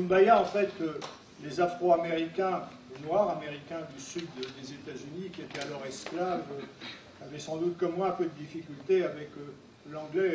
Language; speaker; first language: French; native; French